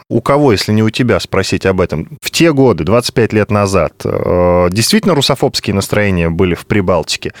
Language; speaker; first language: Russian; native; Russian